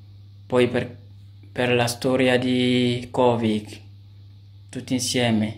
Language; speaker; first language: Italian; non-native, fluent; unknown